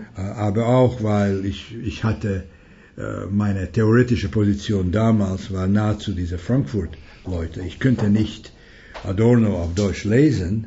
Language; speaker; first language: German; non-native, fluent; Hungarian